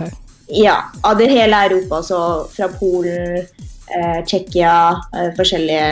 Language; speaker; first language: Norwegian; early bilingual, other home language; Tamil